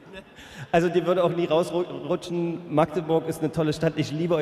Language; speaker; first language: German; native; German